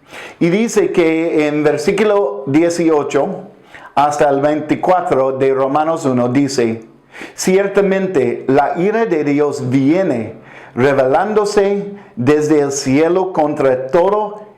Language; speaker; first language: Spanish; non-native, fluent; English